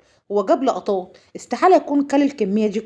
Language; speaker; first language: Arabic; native; Arabic